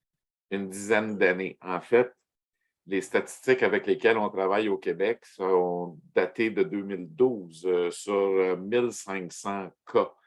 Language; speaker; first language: French; native; French